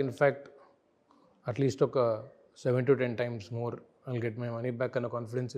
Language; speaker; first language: Telugu; native; Telugu